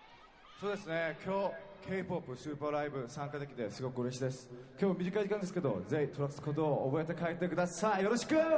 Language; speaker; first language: Japanese; non-native, fluent; Korean